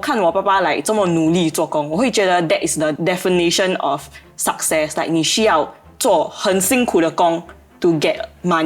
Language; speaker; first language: Chinese; non-native, local second language; English